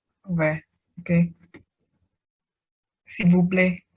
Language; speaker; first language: French; non-native, learner; Vietnamese